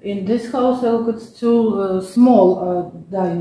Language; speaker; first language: English; non-native, learner; Russian